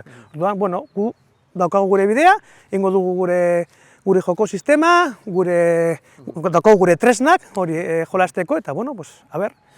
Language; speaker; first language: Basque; non-native, learner; Spanish